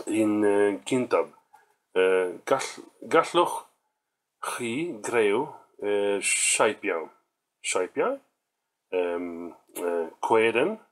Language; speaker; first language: Welsh; non-native, learner; Swedish